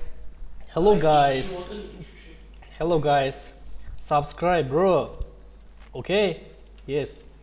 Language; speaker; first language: English; non-native, learner; Uzbek